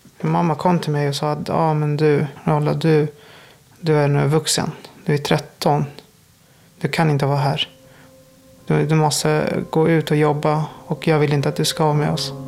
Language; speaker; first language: Swedish; non-native, fluent; Persian